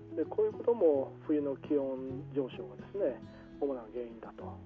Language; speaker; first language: Japanese; native; Japanese